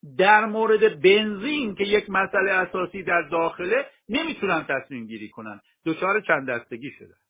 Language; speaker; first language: Persian; non-native, local second language; Kurdish